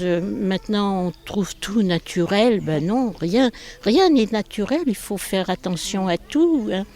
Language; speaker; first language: French; native; French